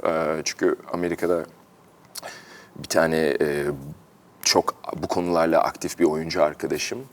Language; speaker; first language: Turkish; early bilingual, heritage; Turkish